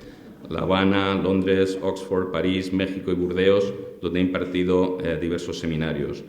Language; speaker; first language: Spanish; native; Spanish